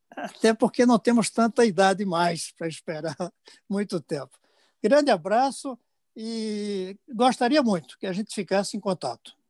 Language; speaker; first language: Portuguese; native; Portuguese